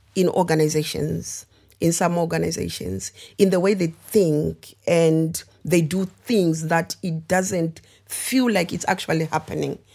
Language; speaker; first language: English; non-native, local second language; Shona